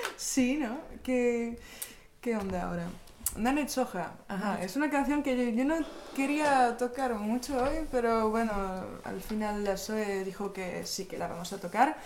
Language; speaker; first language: Spanish; non-native, fluent; Czech